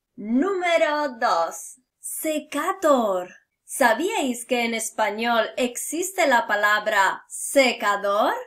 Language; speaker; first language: Spanish; native; Spanish